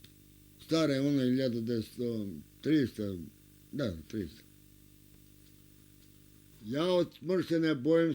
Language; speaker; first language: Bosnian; non-native, local second language; Romanian